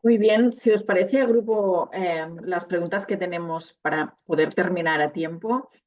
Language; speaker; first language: Spanish; non-native, local second language; Catalan